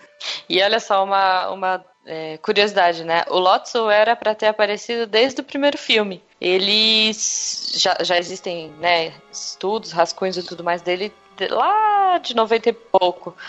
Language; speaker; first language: Portuguese; native; Portuguese